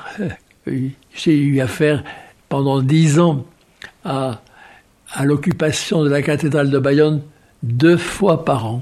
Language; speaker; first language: French; native; French